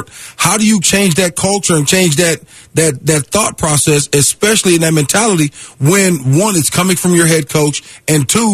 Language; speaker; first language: English; native; English